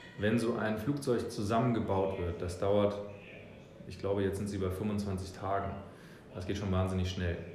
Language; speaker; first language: German; early bilingual, other home language; English